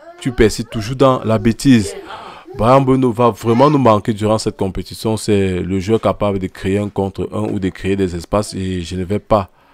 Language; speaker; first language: French; native; French